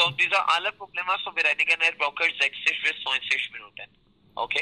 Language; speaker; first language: German; non-native, learner; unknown